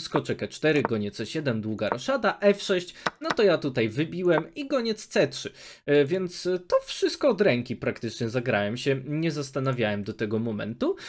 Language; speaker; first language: Polish; native; Polish